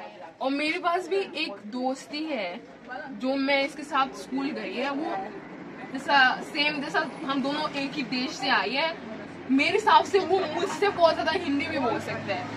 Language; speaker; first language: Hindi; non-native, learner; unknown